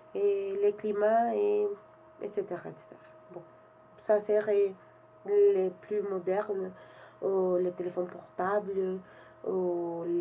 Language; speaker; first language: French; non-native, learner; Spanish